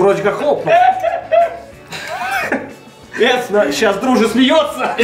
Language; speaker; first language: Russian; native; Russian